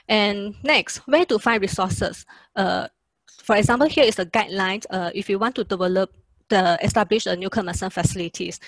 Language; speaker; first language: English; non-native, local second language; Chinese